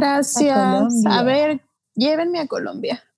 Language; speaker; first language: Spanish; native; Spanish